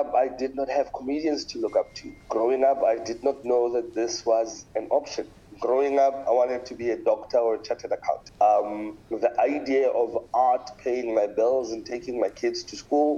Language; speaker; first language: English; non-native, local second language; Tswana